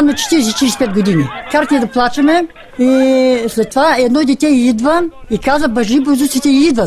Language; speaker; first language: Bulgarian; native; Bulgarian